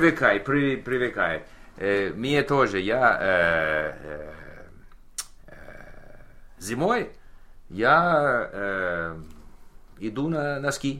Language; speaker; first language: Russian; non-native, learner; English